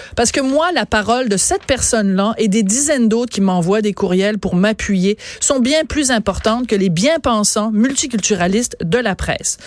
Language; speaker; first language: French; native; French